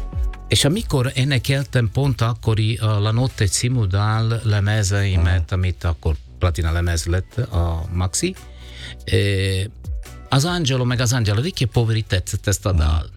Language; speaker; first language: Hungarian; non-native, learner; Italian